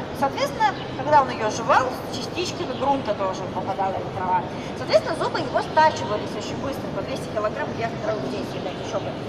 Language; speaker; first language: Russian; native; Russian